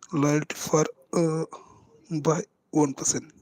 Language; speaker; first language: Hindi; non-native, local second language; Marathi